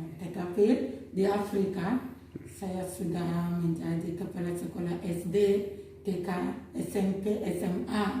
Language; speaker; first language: Indonesian; non-native, learner; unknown